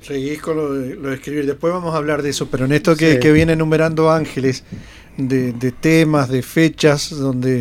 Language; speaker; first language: Spanish; native; Spanish